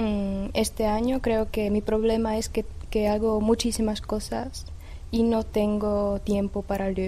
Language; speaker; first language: Spanish; non-native, fluent; Czech